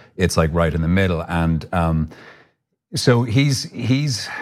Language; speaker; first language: English; native; English